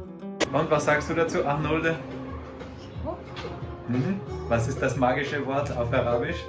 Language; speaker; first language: German; native; German